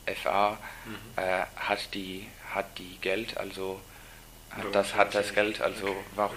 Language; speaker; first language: German; non-native, learner; English